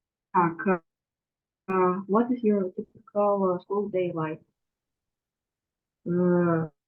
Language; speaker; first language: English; non-native, learner; Russian